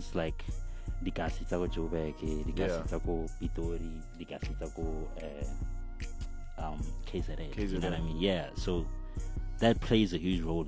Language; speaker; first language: English; non-native, local second language; Southern Sotho